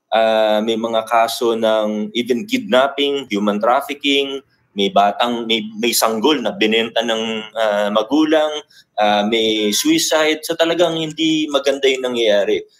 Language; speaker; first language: Filipino; native; Filipino